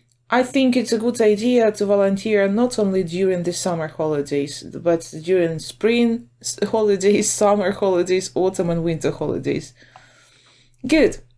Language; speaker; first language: English; non-native, fluent; Ukrainian